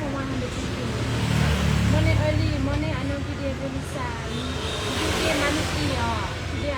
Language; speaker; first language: English; non-native, learner; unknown